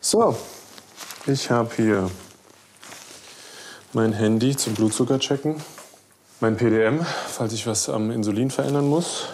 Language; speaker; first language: German; native; German